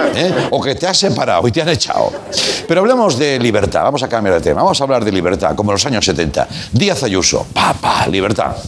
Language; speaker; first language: Spanish; non-native, local second language; Catalan